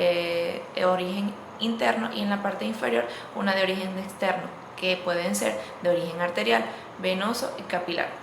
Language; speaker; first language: Spanish; native; Spanish